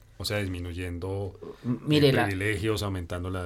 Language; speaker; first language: Spanish; native; Spanish